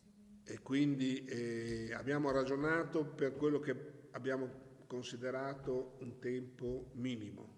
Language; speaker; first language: Italian; native; Italian